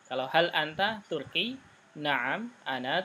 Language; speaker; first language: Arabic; non-native, fluent; Indonesian